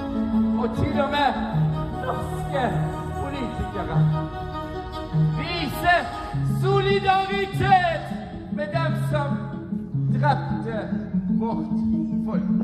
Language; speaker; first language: Norwegian; non-native, fluent; Persian